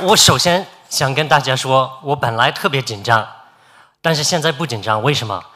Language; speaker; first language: Chinese; non-native, fluent; English